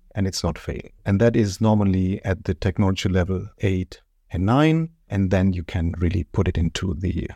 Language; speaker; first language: English; non-native, fluent; German